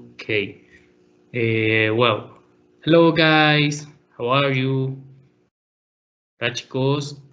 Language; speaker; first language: English; non-native, learner; Spanish